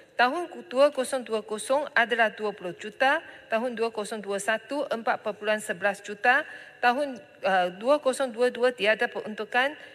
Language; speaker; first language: Malay; non-native, local second language; Chinese